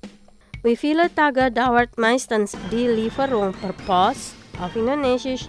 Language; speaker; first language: German; non-native, learner; Indonesian